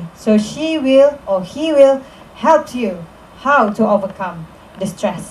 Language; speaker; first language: English; non-native, local second language; Malay